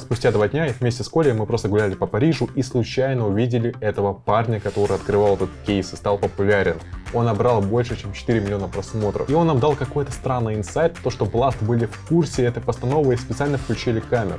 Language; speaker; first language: Russian; native; Russian